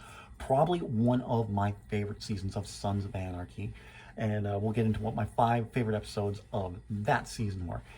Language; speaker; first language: English; native; English